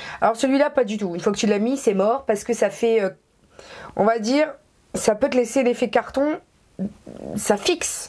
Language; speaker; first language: French; native; French